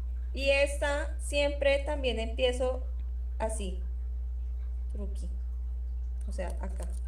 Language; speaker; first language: Spanish; native; Spanish